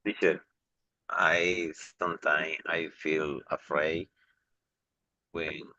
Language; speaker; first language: English; non-native, learner; Spanish